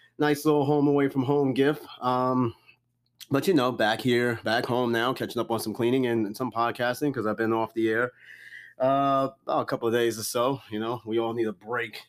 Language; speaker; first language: English; native; English